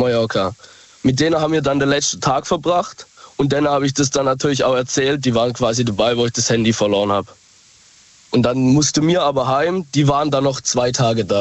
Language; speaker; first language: German; native; German